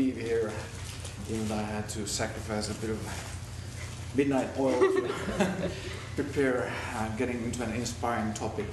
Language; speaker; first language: English; non-native, fluent; Finnish